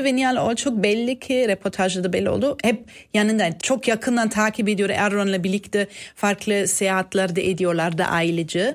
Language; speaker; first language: Turkish; non-native, fluent; German